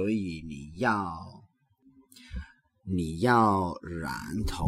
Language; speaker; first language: Chinese; non-native, learner; English